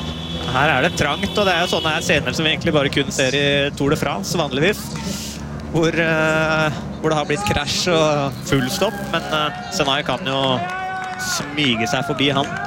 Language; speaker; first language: Norwegian; native; Norwegian